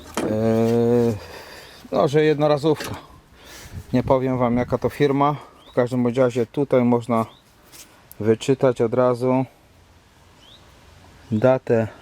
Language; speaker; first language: Polish; native; Polish